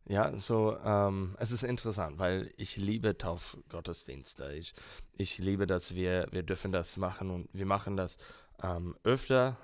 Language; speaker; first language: German; non-native, fluent; English